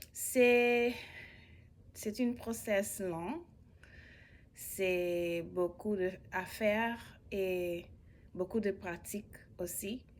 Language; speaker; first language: French; non-native, learner; English